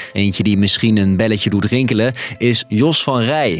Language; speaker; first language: Dutch; native; Dutch